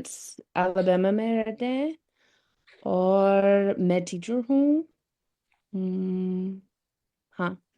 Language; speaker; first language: Hindi; non-native, learner; English